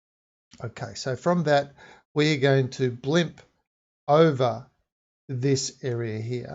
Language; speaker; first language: English; native; English